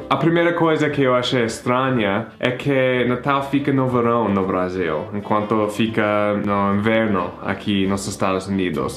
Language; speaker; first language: Portuguese; non-native, fluent; English